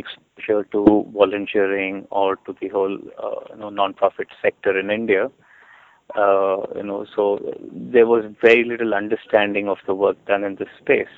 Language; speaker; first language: English; non-native, local second language; Hindi